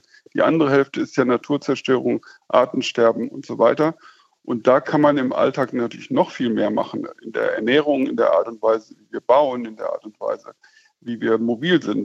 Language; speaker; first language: German; native; German